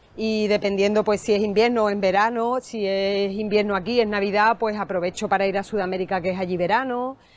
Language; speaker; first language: Spanish; native; Spanish